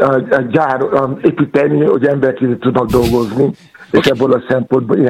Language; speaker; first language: Hungarian; non-native, learner; Yoruba